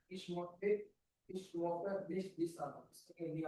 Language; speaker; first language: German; non-native, learner; Hindi